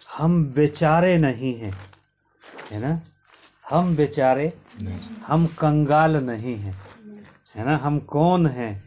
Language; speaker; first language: Hindi; native; Hindi